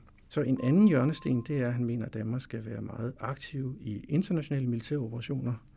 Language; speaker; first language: Danish; native; Danish